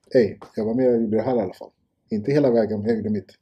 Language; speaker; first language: Swedish; early bilingual, other home language; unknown